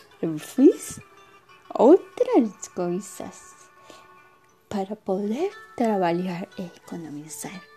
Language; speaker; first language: Portuguese; non-native, learner; Spanish